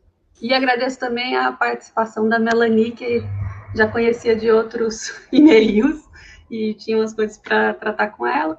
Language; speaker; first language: Portuguese; native; Portuguese